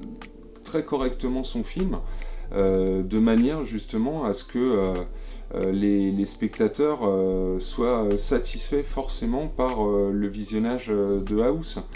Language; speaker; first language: French; native; French